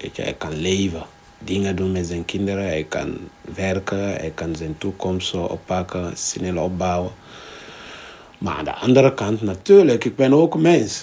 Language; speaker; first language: Dutch; non-native, fluent; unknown